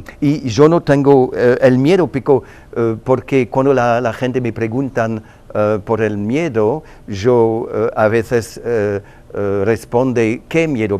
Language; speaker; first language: Spanish; non-native, learner; French